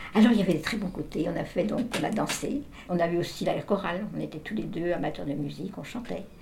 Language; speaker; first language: French; native; French